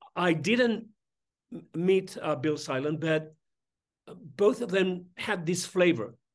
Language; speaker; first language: English; non-native, fluent; Spanish